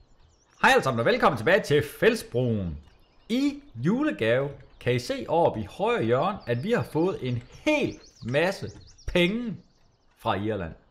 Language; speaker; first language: Danish; native; Danish